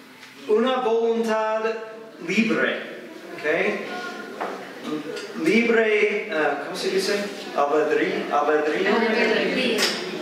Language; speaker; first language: Spanish; non-native, fluent; English